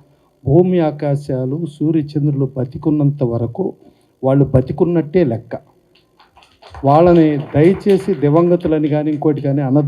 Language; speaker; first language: Telugu; native; Telugu